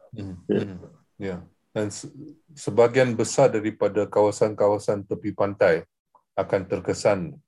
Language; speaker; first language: Malay; non-native, local second language; English